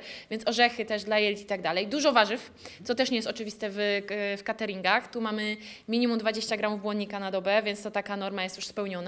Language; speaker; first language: Polish; native; Polish